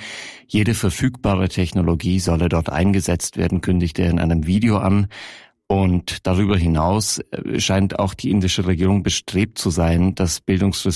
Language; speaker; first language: German; native; German